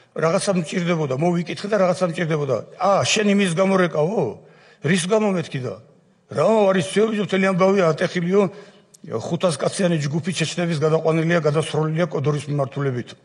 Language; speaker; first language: Georgian; non-native, local second language; Svan